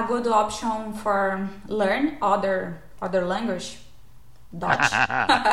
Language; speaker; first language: English; non-native, learner; Portuguese